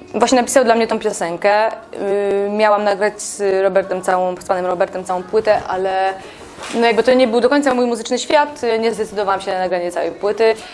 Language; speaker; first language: Polish; native; Polish